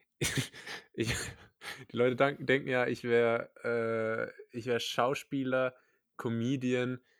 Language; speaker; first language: German; native; German